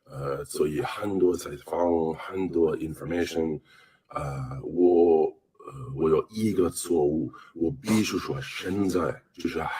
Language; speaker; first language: Chinese; non-native, learner; English